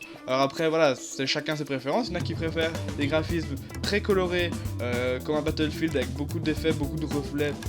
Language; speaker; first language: French; native; French